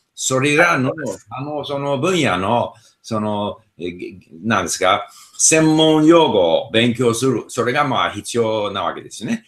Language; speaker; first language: Japanese; non-native, fluent; English